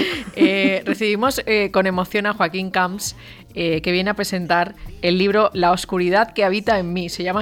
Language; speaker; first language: Spanish; native; Spanish